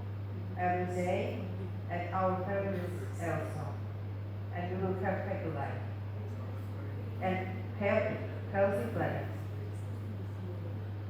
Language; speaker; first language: English; non-native, learner; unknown